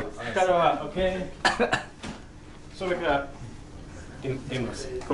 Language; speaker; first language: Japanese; non-native, learner; English